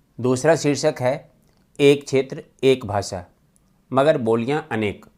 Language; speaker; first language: Hindi; native; Hindi